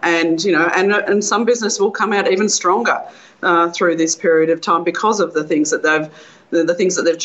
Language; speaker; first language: English; native; English